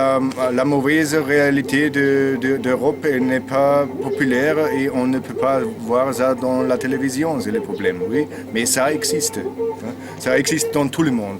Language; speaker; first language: French; non-native, learner; German